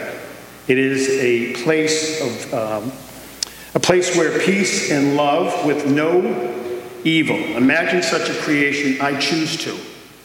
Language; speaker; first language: English; native; English